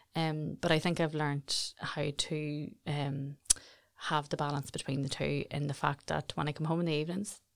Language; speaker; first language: English; native; English